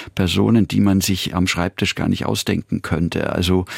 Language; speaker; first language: German; native; German